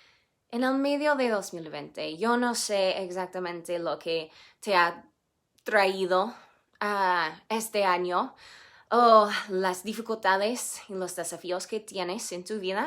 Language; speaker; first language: Spanish; non-native, fluent; English